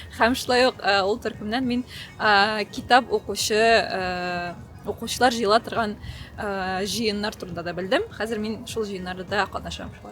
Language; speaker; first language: Tatar; native; Tatar